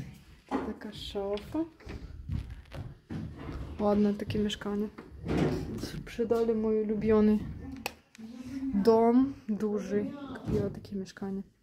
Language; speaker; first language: Polish; non-native, learner; Ukrainian